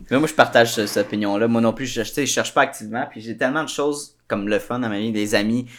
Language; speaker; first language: French; native; French